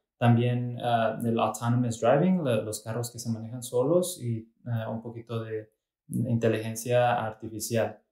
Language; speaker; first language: Spanish; early bilingual, heritage; Spanish